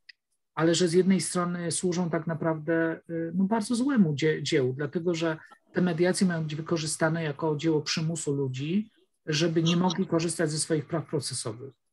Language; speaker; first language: Polish; native; Polish